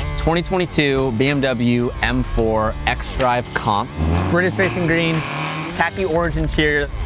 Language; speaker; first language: English; native; English